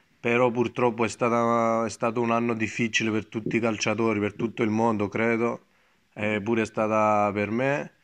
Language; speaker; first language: Italian; non-native, fluent; Greek